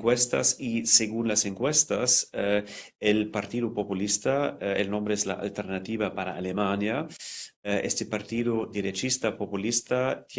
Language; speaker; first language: Spanish; non-native, fluent; German